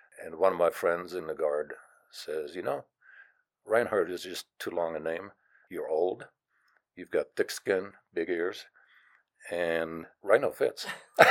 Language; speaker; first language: English; non-native, fluent; German